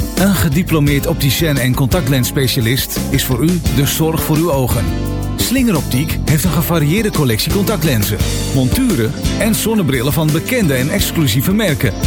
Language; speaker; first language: Dutch; native; Dutch